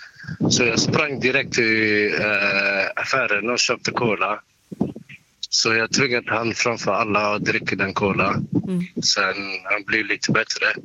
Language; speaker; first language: Swedish; non-native, fluent; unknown